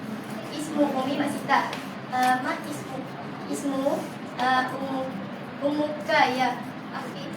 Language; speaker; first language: Arabic; non-native, learner; Malay